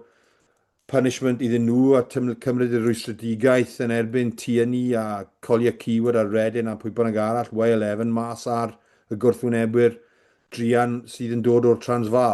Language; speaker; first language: Welsh; native; Welsh